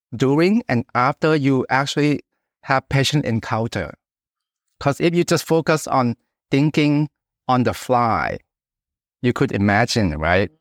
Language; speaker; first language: English; non-native, fluent; Thai